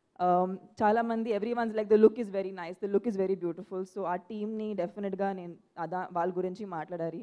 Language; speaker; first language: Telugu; non-native, fluent; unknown